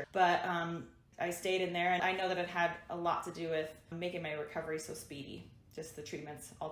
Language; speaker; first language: English; native; English